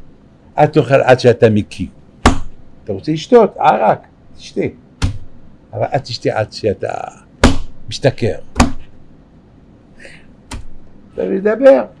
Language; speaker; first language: Hebrew; non-native, fluent; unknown